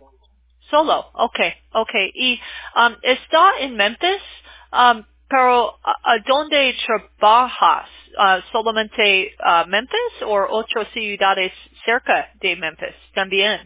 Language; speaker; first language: Spanish; non-native, learner; English